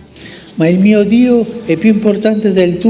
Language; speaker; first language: Italian; non-native, fluent; Spanish